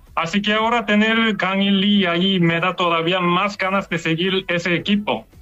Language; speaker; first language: Spanish; non-native, learner; Korean